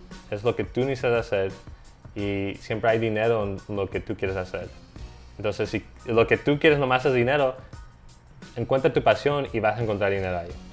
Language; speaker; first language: Spanish; early bilingual, heritage; Spanish